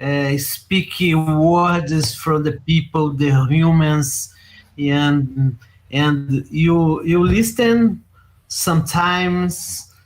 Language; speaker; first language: English; non-native, learner; Portuguese